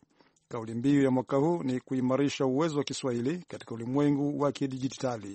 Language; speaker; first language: Swahili; non-native, local second language; Rundi